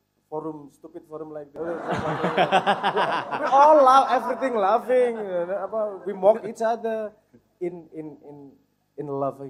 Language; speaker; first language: English; non-native, fluent; Indonesian